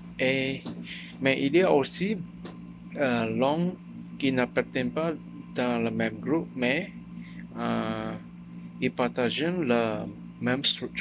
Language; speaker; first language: French; non-native, learner; Chinese